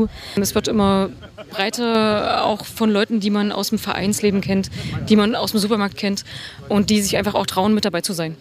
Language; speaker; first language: German; native; German